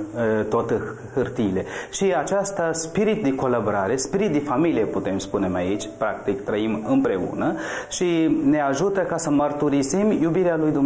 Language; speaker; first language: Romanian; non-native, learner; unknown